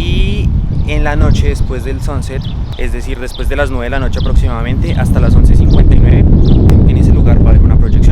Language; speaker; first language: Spanish; native; Spanish